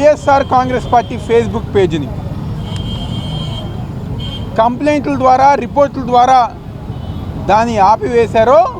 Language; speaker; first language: Telugu; native; Telugu